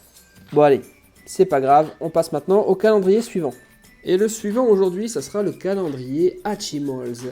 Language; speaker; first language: French; native; French